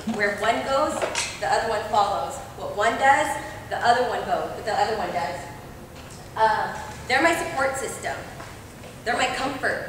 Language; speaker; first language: English; native; English